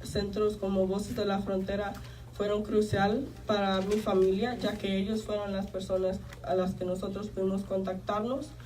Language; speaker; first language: Spanish; early bilingual, heritage; Spanish